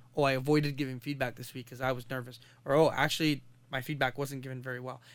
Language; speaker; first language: English; non-native, fluent; Arabic